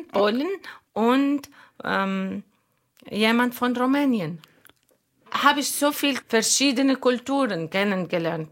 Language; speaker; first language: German; non-native, learner; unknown